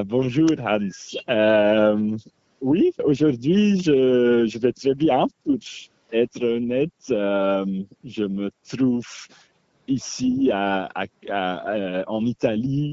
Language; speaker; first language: French; non-native, local second language; Dutch